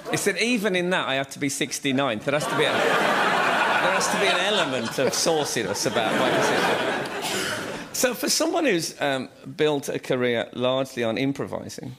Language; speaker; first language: English; native; English